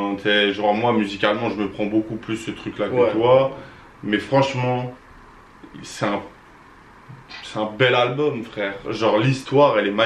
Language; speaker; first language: French; native; French